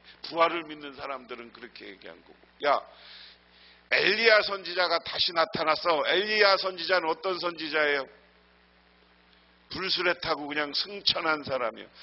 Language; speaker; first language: Korean; native; Korean